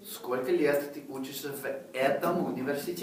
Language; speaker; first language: Russian; non-native, fluent; English